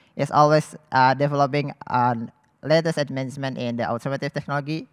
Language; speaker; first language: English; non-native, fluent; Indonesian